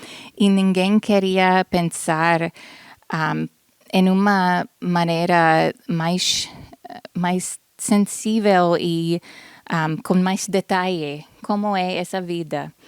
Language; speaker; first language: Portuguese; non-native, fluent; English